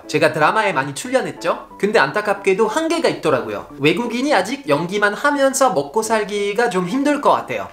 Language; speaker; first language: Korean; non-native, fluent; French